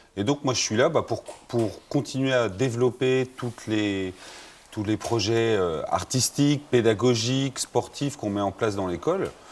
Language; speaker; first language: French; native; French